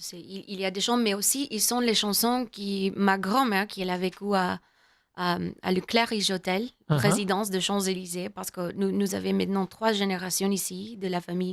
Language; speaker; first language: French; non-native, learner; English